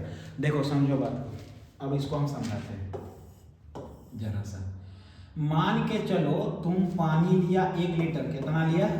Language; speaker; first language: Hindi; native; Hindi